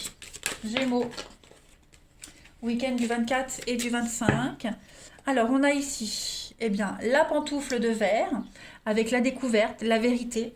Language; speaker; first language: French; native; French